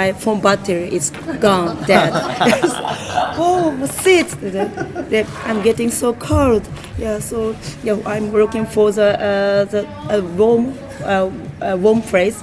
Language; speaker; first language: English; non-native, learner; Japanese